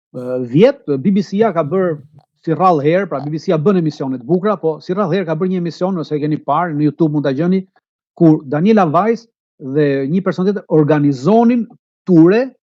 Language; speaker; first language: Albanian; native; Albanian